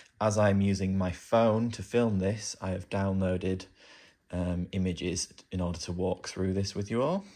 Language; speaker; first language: English; native; English